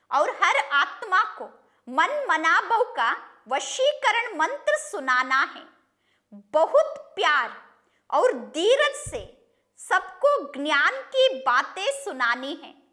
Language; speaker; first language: Hindi; non-native, local second language; Kannada